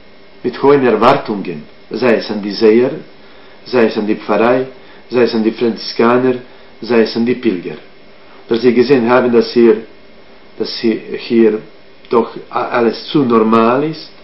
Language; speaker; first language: German; non-native, fluent; Croatian